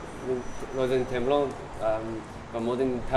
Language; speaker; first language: Welsh; non-native, learner; Japanese